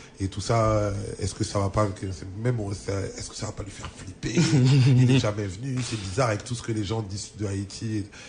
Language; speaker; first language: French; early bilingual, other home language; Lingala